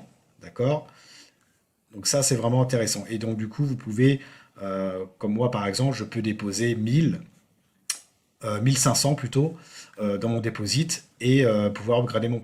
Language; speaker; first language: French; native; French